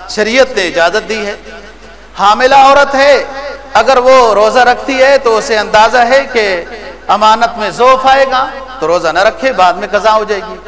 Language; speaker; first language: Urdu; native; Urdu